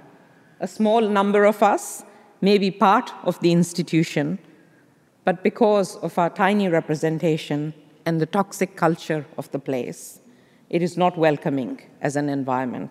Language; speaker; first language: English; non-native, local second language; Urdu